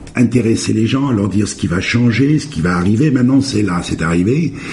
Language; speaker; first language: French; native; French